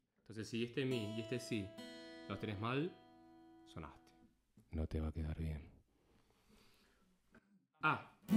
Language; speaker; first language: Spanish; native; Spanish